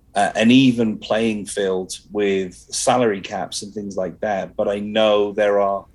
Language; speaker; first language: English; native; English